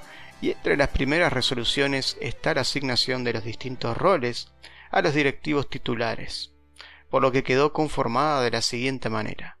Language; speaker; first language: Spanish; native; Spanish